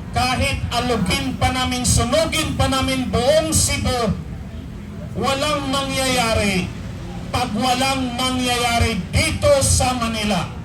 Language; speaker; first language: Filipino; non-native, local second language; Cebuano